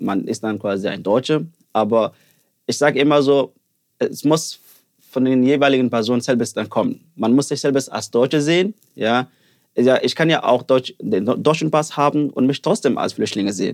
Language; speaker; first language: German; early bilingual, other home language; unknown